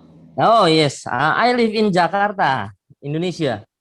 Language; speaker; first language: English; non-native, learner; Indonesian